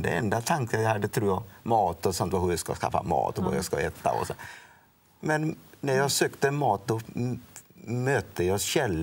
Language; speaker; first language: Swedish; non-native, fluent; Odia